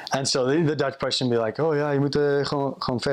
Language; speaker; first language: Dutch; non-native, fluent; English